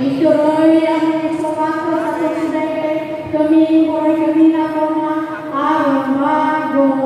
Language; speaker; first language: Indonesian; non-native, local second language; Nias